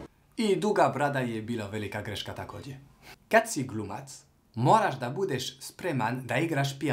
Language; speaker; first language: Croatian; non-native, learner; French